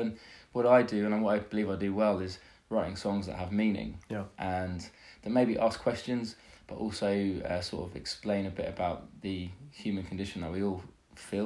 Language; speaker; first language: English; native; English